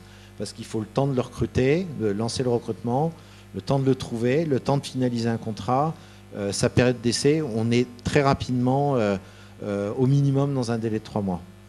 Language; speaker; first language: French; native; French